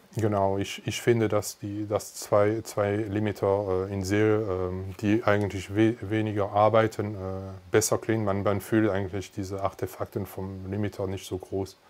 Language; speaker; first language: German; non-native, fluent; French